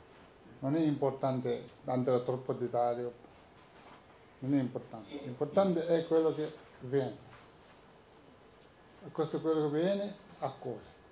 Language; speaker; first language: Italian; non-native, learner; Tibetan